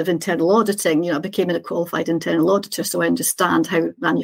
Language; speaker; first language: English; native; English